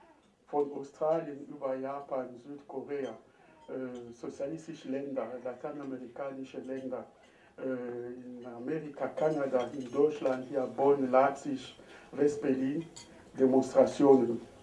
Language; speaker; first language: German; non-native, fluent; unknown